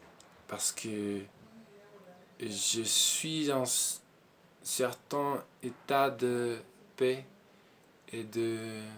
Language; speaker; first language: French; non-native, learner; Spanish